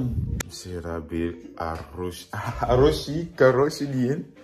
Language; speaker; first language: Russian; non-native, learner; French